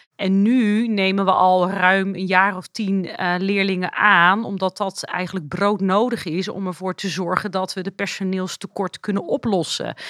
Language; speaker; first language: Dutch; native; Dutch